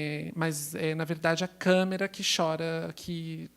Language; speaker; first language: Portuguese; native; Portuguese